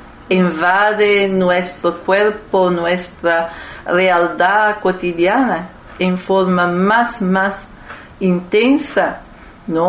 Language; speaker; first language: Spanish; non-native, fluent; Italian